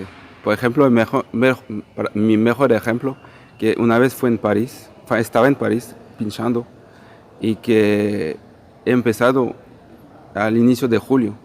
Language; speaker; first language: Spanish; non-native, fluent; Portuguese